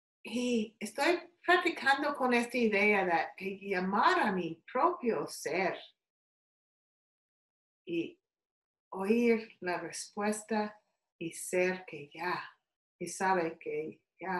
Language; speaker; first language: Spanish; non-native, learner; English